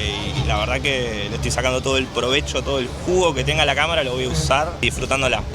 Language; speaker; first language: Spanish; native; Spanish